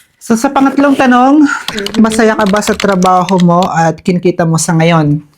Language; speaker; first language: Filipino; native; Filipino